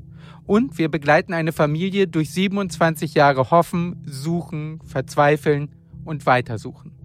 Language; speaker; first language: German; native; German